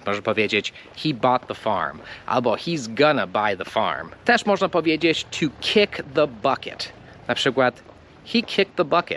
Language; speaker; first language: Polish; non-native, fluent; English